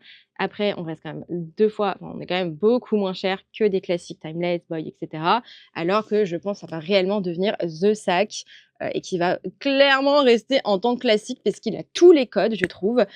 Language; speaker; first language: French; native; French